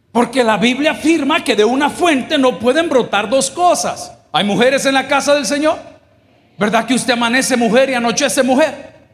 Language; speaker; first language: Spanish; native; Spanish